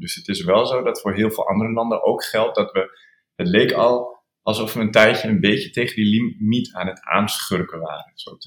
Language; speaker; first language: Dutch; native; Dutch